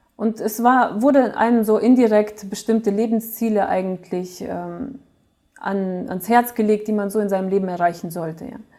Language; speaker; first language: German; early bilingual, other home language; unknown